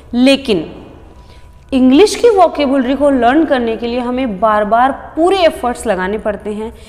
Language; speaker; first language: Hindi; native; Hindi